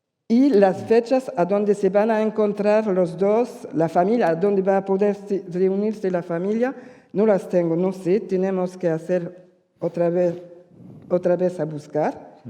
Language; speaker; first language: Spanish; early bilingual, heritage; Spanish